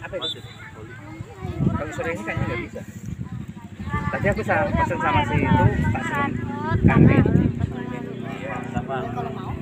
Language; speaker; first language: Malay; non-native, local second language; Javanese